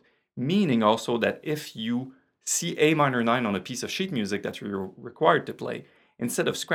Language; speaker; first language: English; non-native, fluent; French